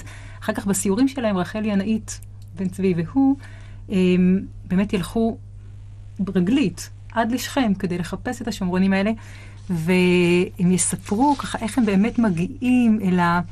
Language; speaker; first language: Hebrew; native; Hebrew